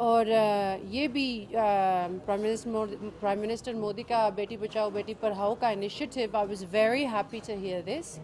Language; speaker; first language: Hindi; early bilingual, heritage; English